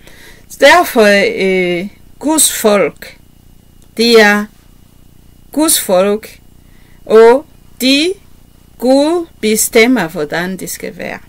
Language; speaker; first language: Danish; non-native, learner; Kinyarwanda